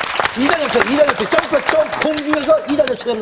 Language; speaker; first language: Korean; native; Korean